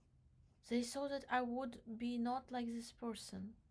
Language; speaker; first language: English; non-native, learner; Crimean Tatar